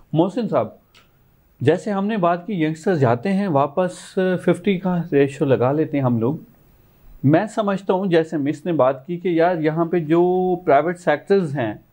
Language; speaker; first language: Urdu; non-native, local second language; Sindhi